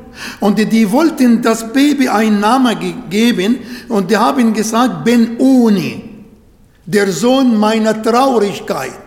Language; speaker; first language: German; non-native, fluent; Arabic